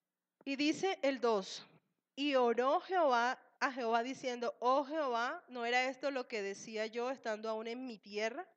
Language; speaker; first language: Spanish; native; Spanish